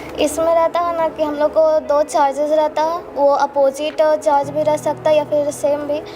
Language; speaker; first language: Hindi; native; Hindi